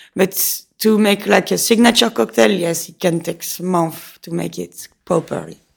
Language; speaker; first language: English; non-native, fluent; French